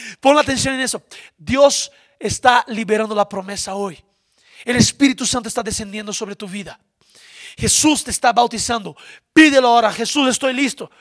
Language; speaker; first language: Spanish; non-native, fluent; Portuguese